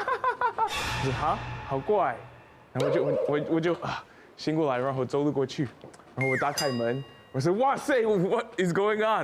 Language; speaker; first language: Chinese; non-native, fluent; English